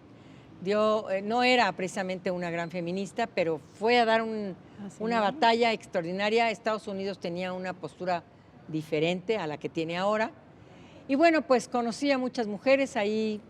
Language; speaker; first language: Spanish; native; Spanish